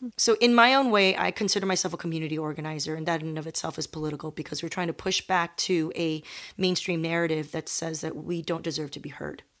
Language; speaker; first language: English; early bilingual, other home language; Chinese